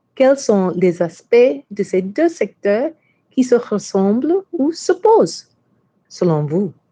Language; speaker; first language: French; native; French